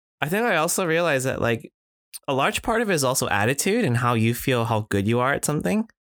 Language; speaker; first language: English; native; English